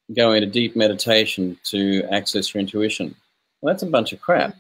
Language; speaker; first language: English; native; English